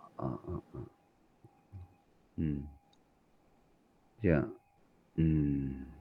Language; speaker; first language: English; non-native, learner; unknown